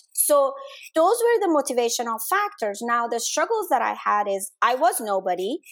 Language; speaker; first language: English; non-native, fluent; Danish